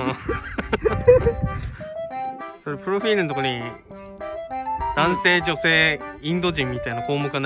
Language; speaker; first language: Japanese; native; Japanese